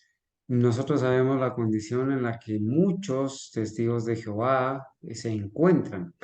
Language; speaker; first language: Spanish; native; Spanish